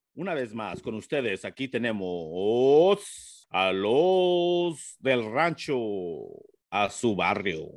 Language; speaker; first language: Spanish; early bilingual, heritage; Spanish